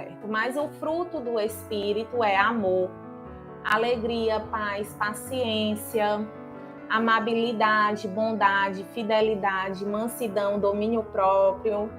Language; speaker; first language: Portuguese; native; Portuguese